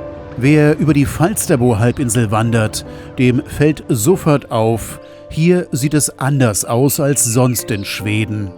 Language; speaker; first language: German; native; German